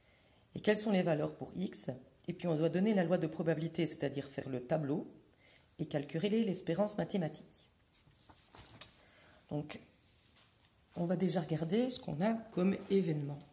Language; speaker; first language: French; native; French